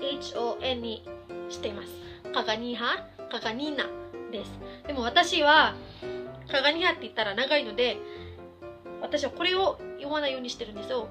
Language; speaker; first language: Japanese; non-native, fluent; Cebuano